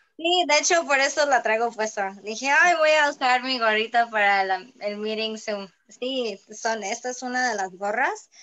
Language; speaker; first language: Spanish; early bilingual, heritage; English